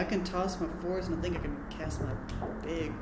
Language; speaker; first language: English; native; English